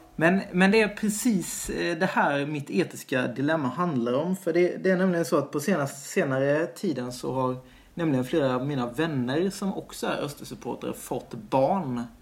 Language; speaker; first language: Swedish; native; Swedish